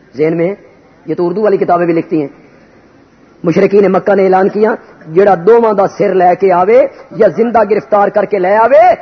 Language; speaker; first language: Urdu; non-native, local second language; Punjabi